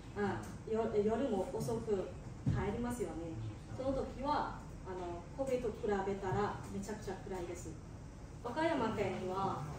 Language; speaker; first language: Japanese; non-native, learner; Burmese